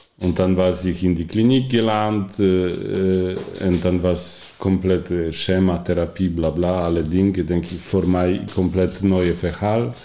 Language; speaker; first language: German; non-native, learner; Polish